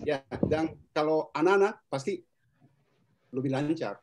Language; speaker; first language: Indonesian; non-native, fluent; Japanese